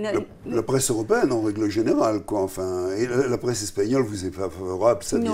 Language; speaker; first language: French; native; French